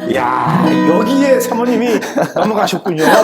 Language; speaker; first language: Korean; native; Korean